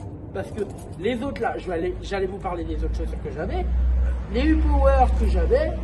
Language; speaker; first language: French; native; French